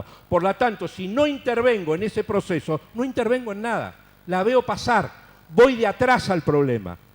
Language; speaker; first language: Spanish; native; Spanish